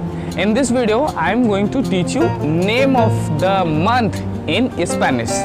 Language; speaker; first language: English; non-native, local second language; Hindi